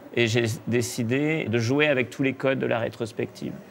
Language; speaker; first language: French; native; French